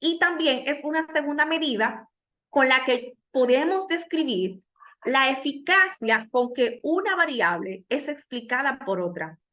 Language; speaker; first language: Spanish; native; Spanish